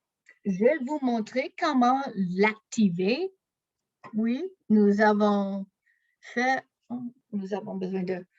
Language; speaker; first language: French; non-native, local second language; English